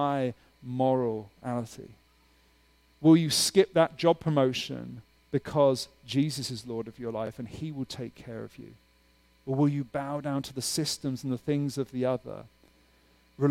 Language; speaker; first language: English; native; English